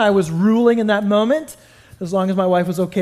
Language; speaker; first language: English; native; English